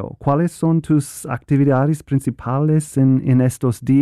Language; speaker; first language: Spanish; non-native, fluent; English